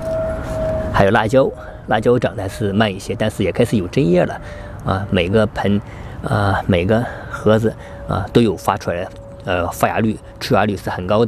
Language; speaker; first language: Chinese; native; Chinese